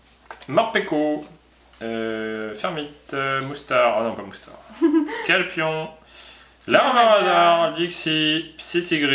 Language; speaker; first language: French; native; French